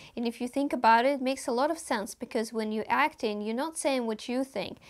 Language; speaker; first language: English; non-native, fluent; Russian